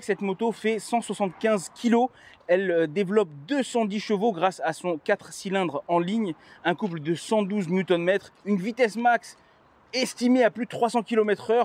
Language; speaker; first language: French; native; French